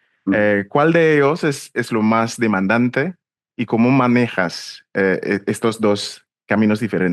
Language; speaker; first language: Spanish; non-native, fluent; English